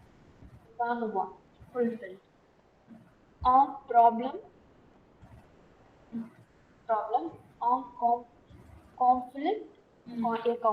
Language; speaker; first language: French; non-native, learner; Tamil